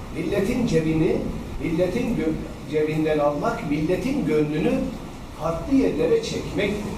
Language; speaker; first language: Turkish; native; Turkish